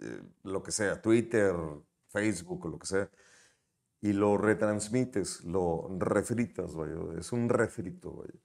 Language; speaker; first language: Spanish; native; Spanish